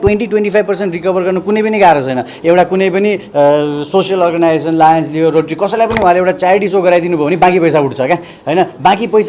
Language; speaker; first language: Nepali; native; Nepali